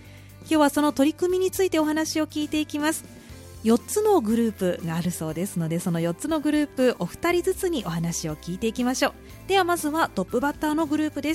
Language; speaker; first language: Japanese; native; Japanese